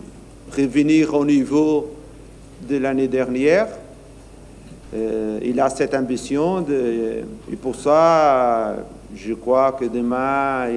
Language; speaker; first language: French; non-native, learner; Portuguese